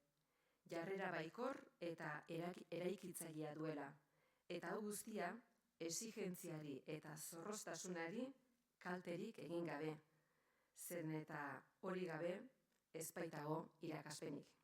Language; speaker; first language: Basque; native; Basque